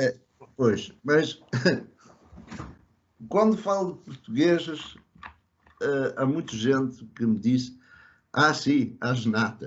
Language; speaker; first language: Portuguese; early bilingual, other home language; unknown